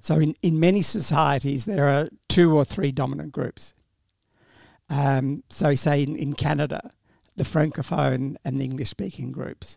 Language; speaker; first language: English; early bilingual, other home language; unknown